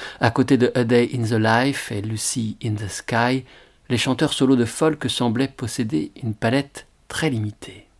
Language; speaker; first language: French; native; French